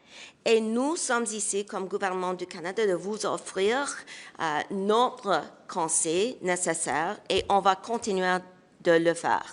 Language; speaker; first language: French; non-native, local second language; English